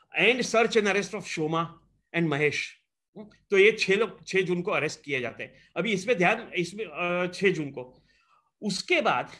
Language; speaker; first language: Hindi; non-native, local second language; Gujarati